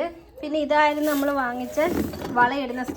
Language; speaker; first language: Malayalam; native; Malayalam